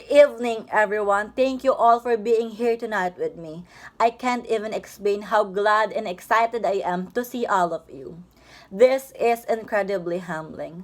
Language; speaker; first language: English; non-native, local second language; Filipino